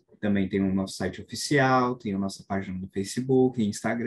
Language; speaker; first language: Portuguese; native; Portuguese